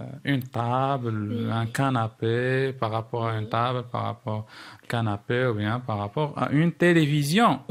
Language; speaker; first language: French; non-native, local second language; Arabic